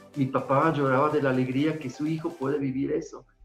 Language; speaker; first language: Spanish; non-native, fluent; German